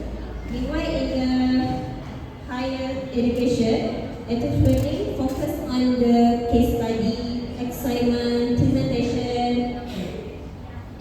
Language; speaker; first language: English; non-native, learner; Malay